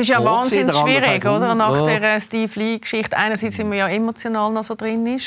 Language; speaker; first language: German; native; German